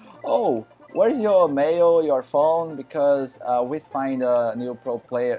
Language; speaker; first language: English; non-native, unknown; Portuguese